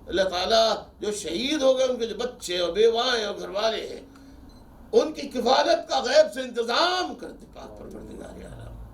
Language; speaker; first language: Urdu; native; Urdu